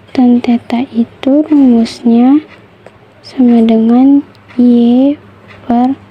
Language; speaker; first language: Indonesian; native; Indonesian